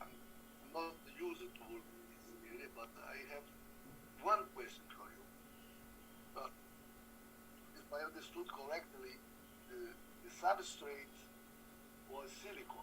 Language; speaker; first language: English; non-native, fluent; Portuguese